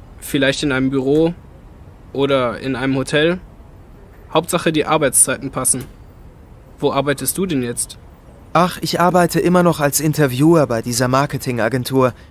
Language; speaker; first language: German; non-native, fluent; Turkish